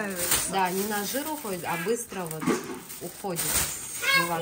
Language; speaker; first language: Russian; non-native, local second language; Kazakh